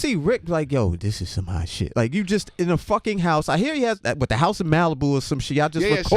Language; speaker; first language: English; native; English